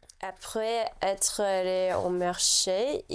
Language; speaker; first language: French; non-native, learner; English